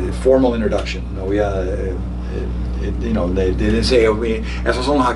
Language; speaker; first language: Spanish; early bilingual, heritage; Spanish